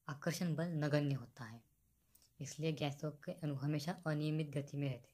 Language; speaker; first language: Hindi; non-native, local second language; Marathi